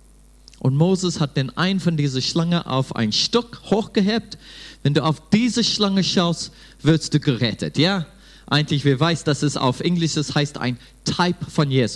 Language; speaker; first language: German; non-native, fluent; English